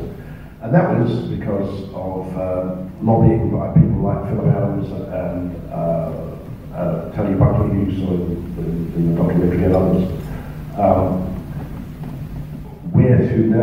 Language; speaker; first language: English; native; English